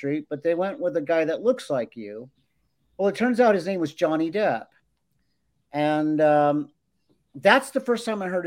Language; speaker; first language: English; native; English